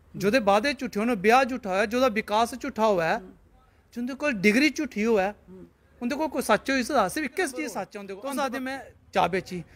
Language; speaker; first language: Punjabi; non-native, local second language; Dogri